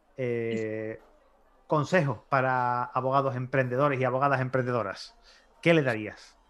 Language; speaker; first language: Spanish; native; Spanish